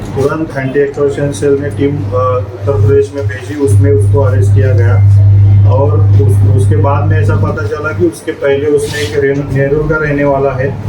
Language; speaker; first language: Hindi; non-native, local second language; Marathi